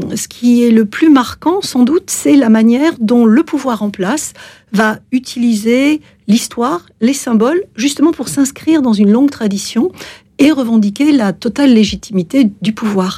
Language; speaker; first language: French; native; French